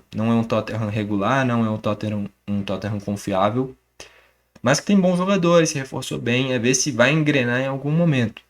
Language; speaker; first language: Portuguese; native; Portuguese